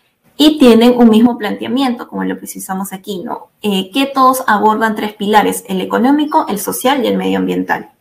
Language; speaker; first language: Spanish; native; Spanish